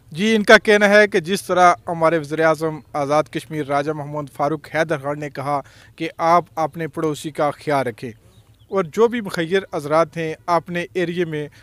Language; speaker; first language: Urdu; non-native, local second language; Pahari-Potwari